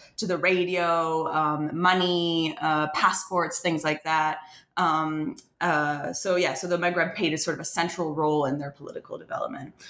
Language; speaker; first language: English; non-native, fluent; French